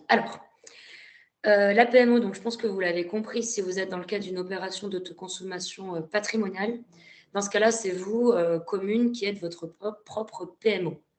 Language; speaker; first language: French; native; French